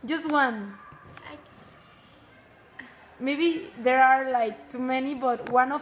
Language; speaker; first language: English; non-native, learner; Spanish